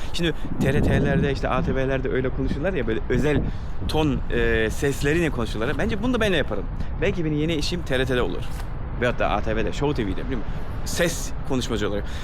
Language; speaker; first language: Turkish; early bilingual, heritage; Turkish